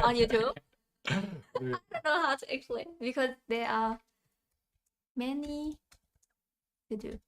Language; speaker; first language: English; non-native, learner; Thai